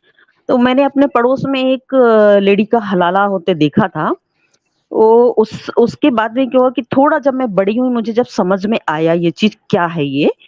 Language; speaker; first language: Hindi; native; Hindi